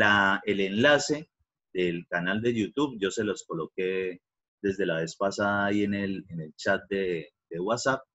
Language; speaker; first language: Spanish; native; Spanish